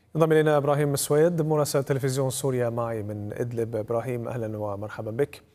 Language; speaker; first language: Arabic; native; Arabic